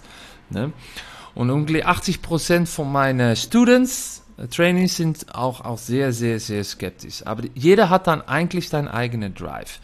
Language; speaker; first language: German; non-native, fluent; Dutch